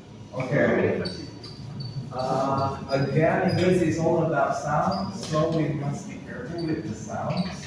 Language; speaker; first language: English; non-native, fluent; Indonesian